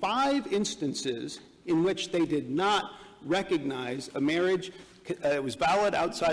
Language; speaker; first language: English; native; English